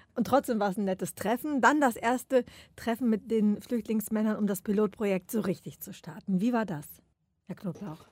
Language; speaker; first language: German; native; German